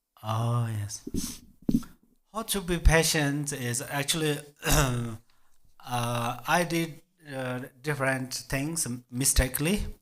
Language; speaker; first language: English; non-native, learner; Tibetan